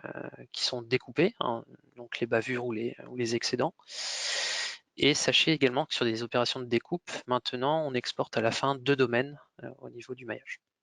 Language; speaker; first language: French; native; French